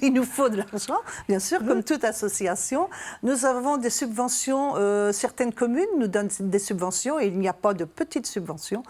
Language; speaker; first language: French; native; French